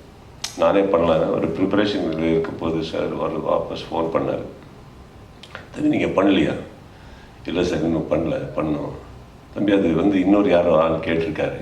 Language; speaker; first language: Tamil; non-native, learner; Kannada